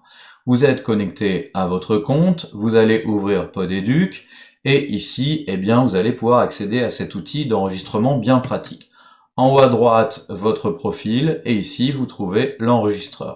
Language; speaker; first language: French; native; French